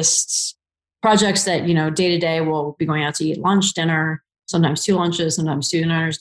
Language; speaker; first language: English; native; English